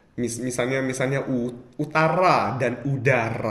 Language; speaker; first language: Indonesian; native; Indonesian